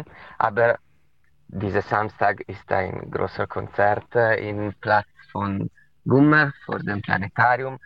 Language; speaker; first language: German; non-native, local second language; Italian